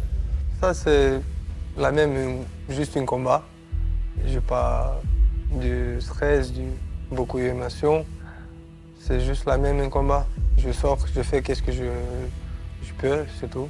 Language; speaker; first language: French; non-native, learner; Romanian